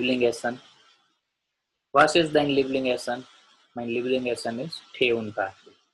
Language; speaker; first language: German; non-native, learner; Gujarati